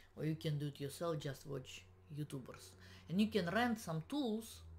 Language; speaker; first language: English; non-native, fluent; Russian